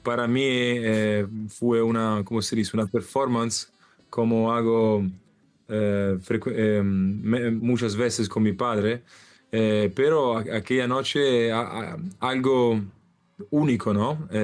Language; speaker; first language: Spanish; non-native, learner; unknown